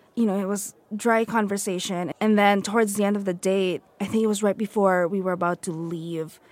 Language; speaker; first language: English; non-native, local second language; Filipino